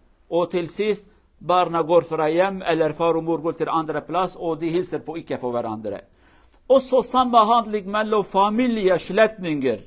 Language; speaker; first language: Norwegian; non-native, learner; Kurdish